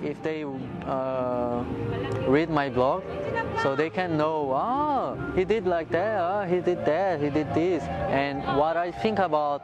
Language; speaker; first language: English; non-native, fluent; Portuguese